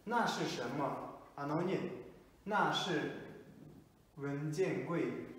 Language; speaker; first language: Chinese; non-native, fluent; Kazakh